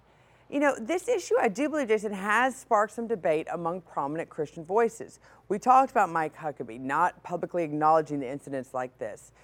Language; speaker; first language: English; native; English